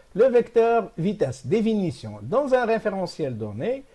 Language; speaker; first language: French; non-native, local second language; Arabic